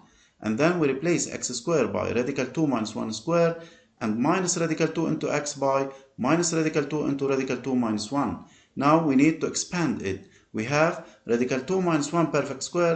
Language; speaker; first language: English; non-native, local second language; Arabic